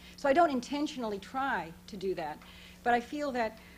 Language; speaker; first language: English; native; English